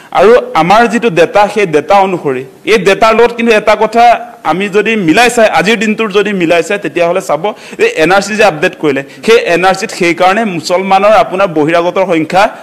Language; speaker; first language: Assamese; non-native, local second language; Mising